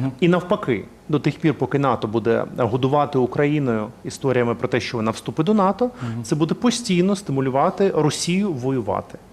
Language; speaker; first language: Ukrainian; native; Ukrainian